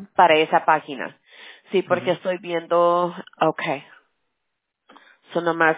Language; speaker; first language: Spanish; early bilingual, heritage; Spanish